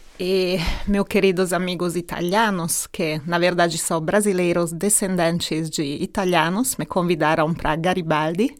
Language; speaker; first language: Portuguese; non-native, fluent; Hungarian